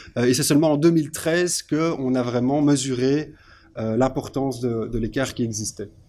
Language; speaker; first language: French; native; French